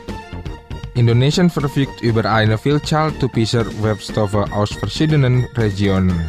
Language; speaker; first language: German; non-native, fluent; Indonesian